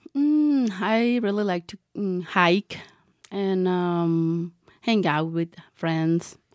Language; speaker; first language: English; non-native, learner; Spanish